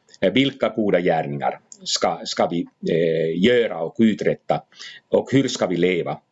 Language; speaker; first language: Swedish; non-native, fluent; Finnish